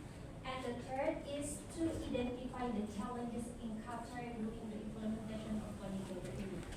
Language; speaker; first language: English; non-native, learner; Indonesian